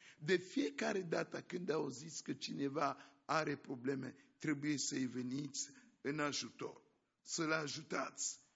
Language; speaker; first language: Romanian; non-native, fluent; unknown